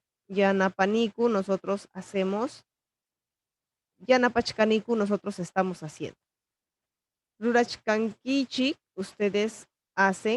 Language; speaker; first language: Spanish; non-native, local second language; Quechua